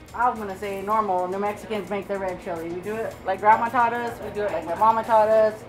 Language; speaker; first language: English; native; English